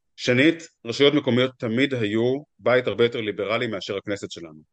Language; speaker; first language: Hebrew; native; Hebrew